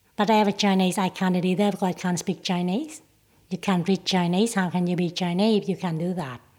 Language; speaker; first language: English; non-native, learner; Vietnamese